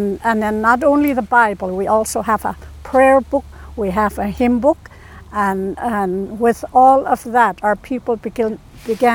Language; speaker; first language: English; native; English